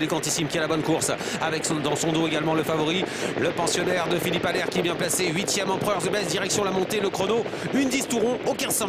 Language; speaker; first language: French; native; French